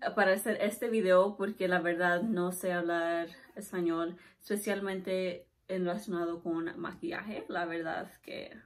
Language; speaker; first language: Spanish; early bilingual, heritage; Spanish